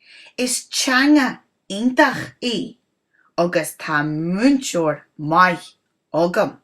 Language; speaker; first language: Irish; non-native, local second language; English